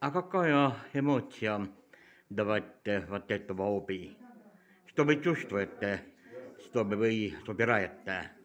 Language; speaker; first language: Russian; non-native, learner; Estonian